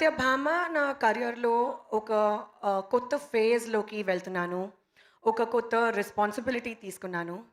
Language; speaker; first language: Telugu; non-native, learner; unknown